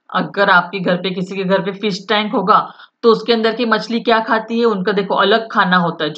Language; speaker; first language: Hindi; non-native, local second language; Marathi